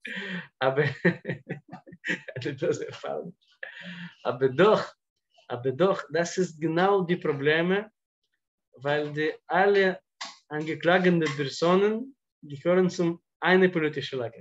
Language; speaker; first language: German; non-native, fluent; Russian